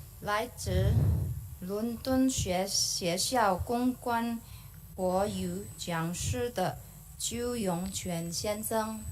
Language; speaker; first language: Chinese; non-native, learner; Indonesian